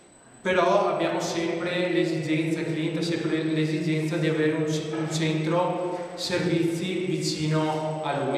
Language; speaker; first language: Italian; native; Italian